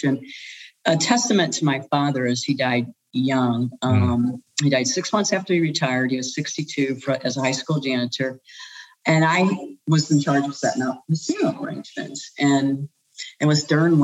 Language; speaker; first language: English; native; English